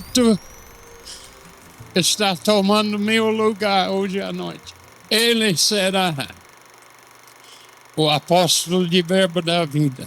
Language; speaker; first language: Portuguese; non-native, fluent; English